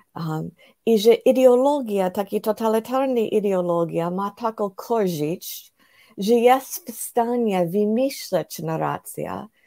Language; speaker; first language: Polish; non-native, fluent; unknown